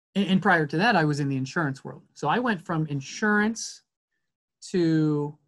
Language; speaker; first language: English; native; English